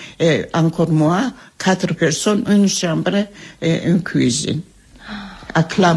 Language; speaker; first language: French; non-native, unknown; Armenian